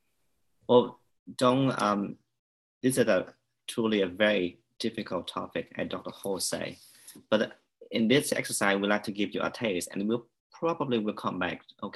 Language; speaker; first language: English; non-native, fluent; Vietnamese